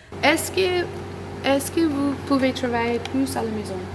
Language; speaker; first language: French; non-native, learner; English